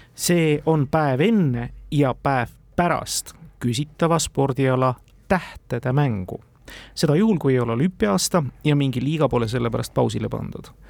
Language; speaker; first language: Estonian; native; Estonian